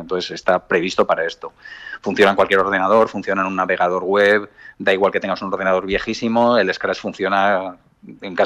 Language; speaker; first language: Spanish; native; Spanish